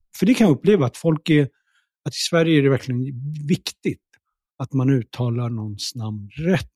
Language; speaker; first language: Swedish; early bilingual, other home language; Punjabi